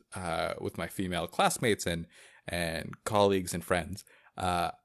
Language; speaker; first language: English; native; English